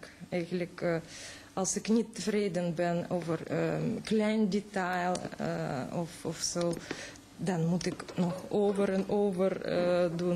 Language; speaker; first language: Dutch; non-native, fluent; Russian